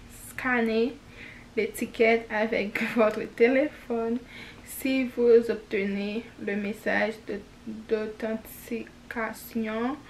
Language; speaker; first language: French; native; French